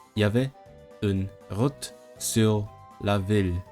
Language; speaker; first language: French; non-native, learner; Cantonese